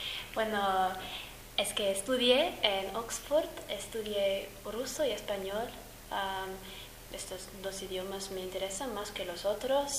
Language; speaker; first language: Spanish; non-native, fluent; English